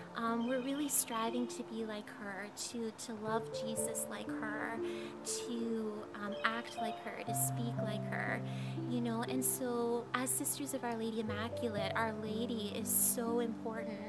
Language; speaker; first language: English; native; English